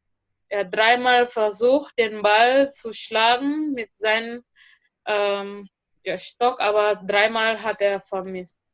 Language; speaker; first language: German; non-native, fluent; Indonesian